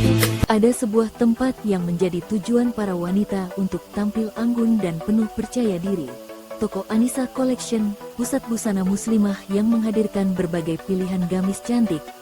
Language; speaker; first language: Indonesian; native; Indonesian